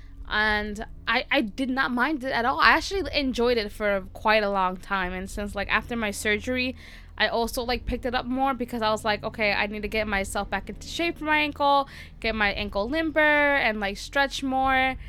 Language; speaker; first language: English; early bilingual, other home language; Spanish